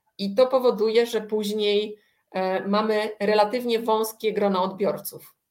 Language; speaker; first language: Polish; native; Polish